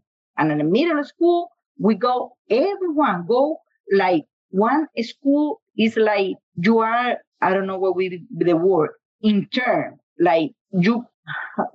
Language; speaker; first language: English; non-native, learner; Spanish